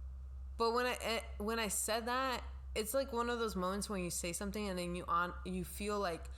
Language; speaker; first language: English; non-native, local second language; Spanish